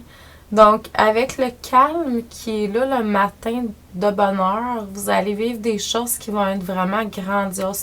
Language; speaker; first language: French; native; French